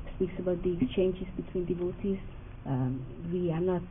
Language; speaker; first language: English; non-native, fluent; Hungarian